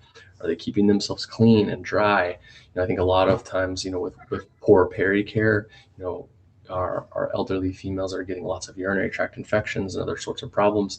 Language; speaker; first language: English; native; English